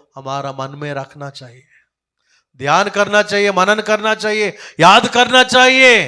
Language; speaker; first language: Hindi; non-native, local second language; Telugu